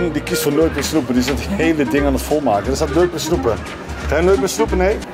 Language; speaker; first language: Dutch; native; Dutch